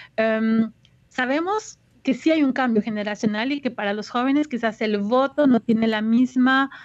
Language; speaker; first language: Spanish; native; Spanish